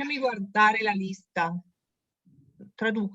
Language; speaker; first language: Italian; native; Italian